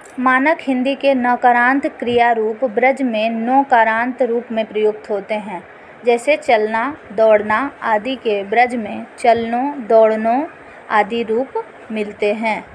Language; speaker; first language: Hindi; native; Hindi